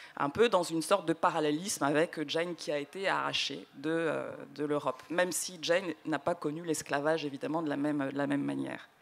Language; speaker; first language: French; native; French